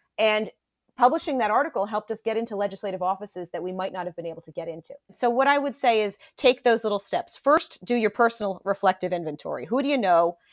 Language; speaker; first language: English; native; English